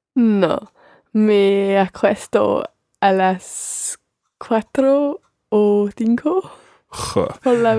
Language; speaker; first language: Spanish; non-native, learner; English